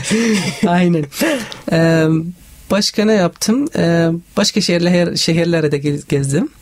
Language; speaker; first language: Turkish; non-native, fluent; Arabic